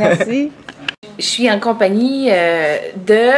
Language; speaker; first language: French; native; French